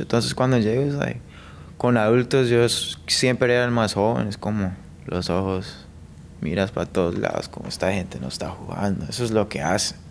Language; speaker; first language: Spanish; early bilingual, heritage; English